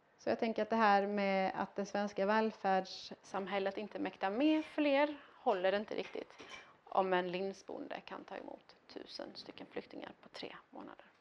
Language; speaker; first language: Swedish; early bilingual, other home language; Persian